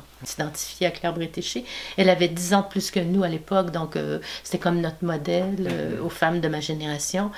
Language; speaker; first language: French; native; French